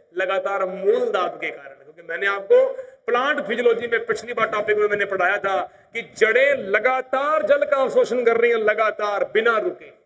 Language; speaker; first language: Hindi; native; Hindi